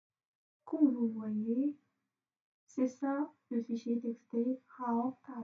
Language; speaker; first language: French; non-native, fluent; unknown